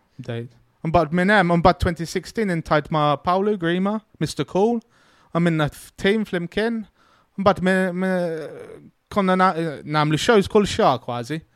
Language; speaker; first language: Maltese; early bilingual, heritage; Maltese